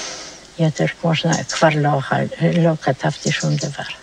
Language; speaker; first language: Hebrew; non-native, fluent; Polish